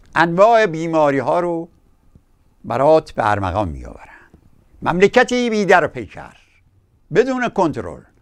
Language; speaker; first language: Persian; native; Persian